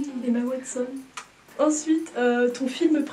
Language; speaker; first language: French; native; French